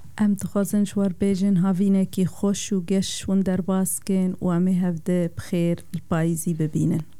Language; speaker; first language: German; non-native, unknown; Kurdish